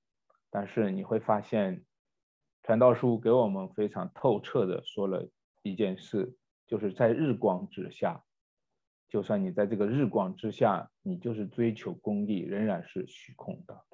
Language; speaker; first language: Chinese; native; Chinese